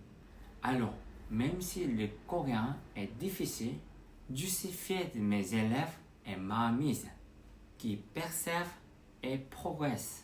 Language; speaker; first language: French; non-native, fluent; Korean